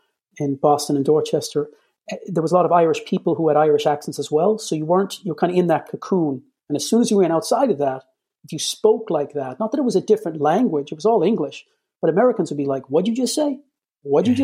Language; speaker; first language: English; native; English